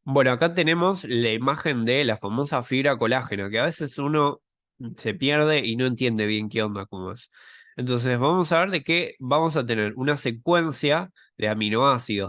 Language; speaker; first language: Spanish; native; Spanish